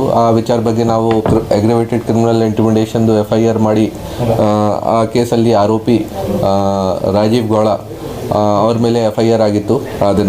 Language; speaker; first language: Kannada; non-native, fluent; Hindi